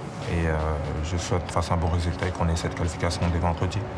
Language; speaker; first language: French; native; French